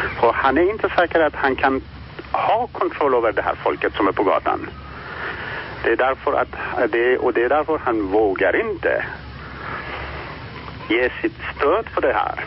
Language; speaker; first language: Swedish; non-native, fluent; Persian